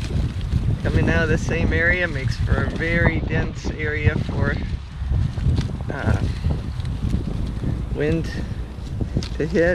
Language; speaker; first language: English; native; English